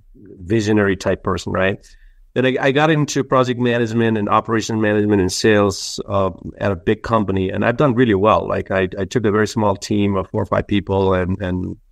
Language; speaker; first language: English; non-native, local second language; Nepali